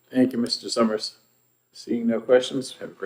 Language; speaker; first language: English; native; English